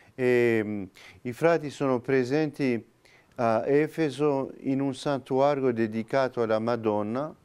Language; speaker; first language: Italian; non-native, fluent; Turkish